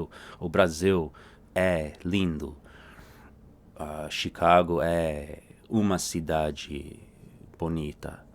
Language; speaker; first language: Portuguese; non-native, fluent; English